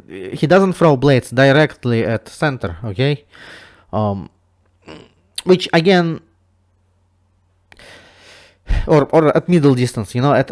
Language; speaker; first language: English; non-native, fluent; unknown